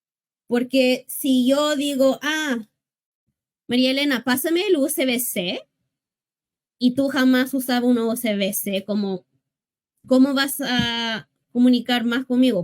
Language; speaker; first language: Spanish; early bilingual, heritage; English